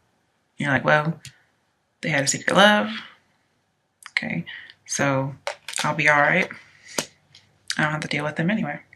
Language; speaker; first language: English; native; English